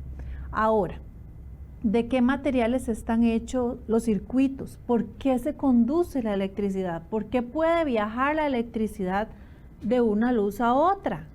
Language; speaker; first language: Spanish; native; Spanish